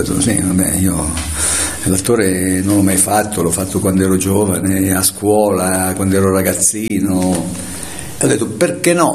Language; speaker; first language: Italian; native; Italian